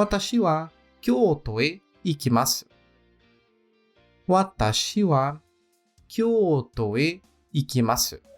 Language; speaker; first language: Japanese; non-native, learner; Portuguese